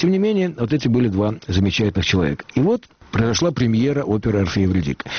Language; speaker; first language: Russian; native; Russian